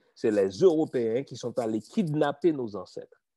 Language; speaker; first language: French; native; French